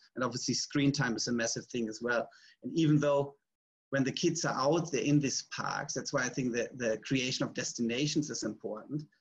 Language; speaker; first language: English; non-native, fluent; German